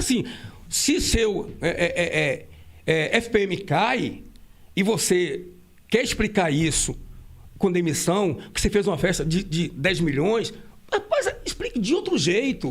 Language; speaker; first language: Portuguese; native; Portuguese